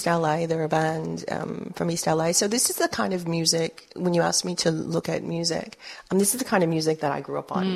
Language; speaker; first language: English; early bilingual, other home language; Spanish